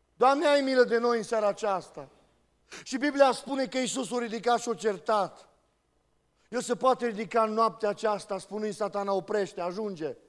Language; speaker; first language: Romanian; native; Romanian